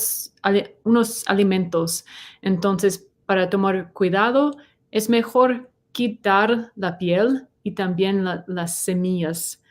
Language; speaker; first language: Spanish; non-native, fluent; English